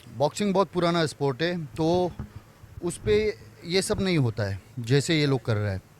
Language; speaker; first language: Hindi; non-native, fluent; Persian